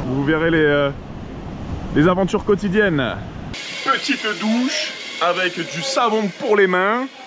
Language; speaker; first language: French; native; French